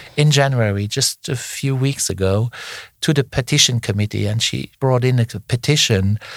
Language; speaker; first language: English; non-native, fluent; Luxembourgish